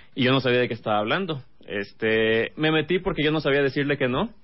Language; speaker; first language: Spanish; native; Spanish